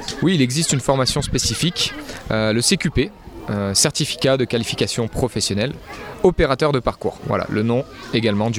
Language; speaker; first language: French; native; French